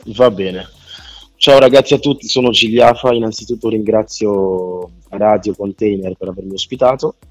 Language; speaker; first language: Italian; early bilingual, other home language; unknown